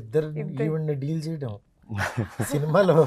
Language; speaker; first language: Telugu; native; Telugu